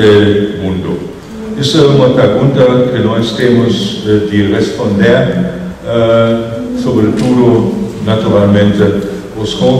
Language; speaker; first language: Portuguese; non-native, fluent; German